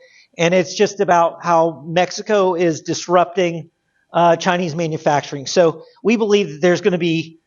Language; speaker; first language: English; native; English